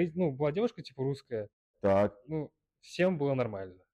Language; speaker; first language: Russian; early bilingual, other home language; Kyrgyz